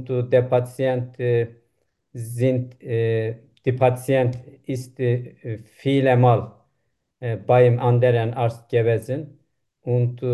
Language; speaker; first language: German; non-native, learner; Turkish